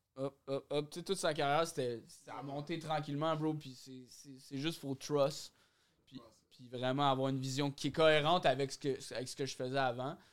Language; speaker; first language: French; native; French